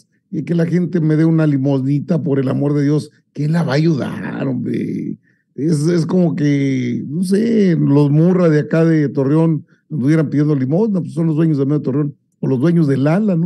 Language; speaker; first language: Spanish; native; Spanish